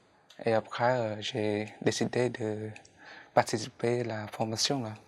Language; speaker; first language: French; non-native, fluent; Khmer